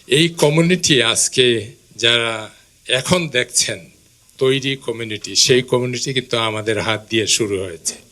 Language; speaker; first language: Bangla; native; Bangla